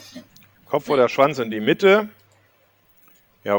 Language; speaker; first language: German; native; German